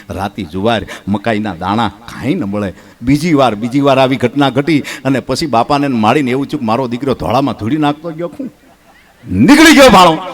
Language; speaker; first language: Gujarati; native; Gujarati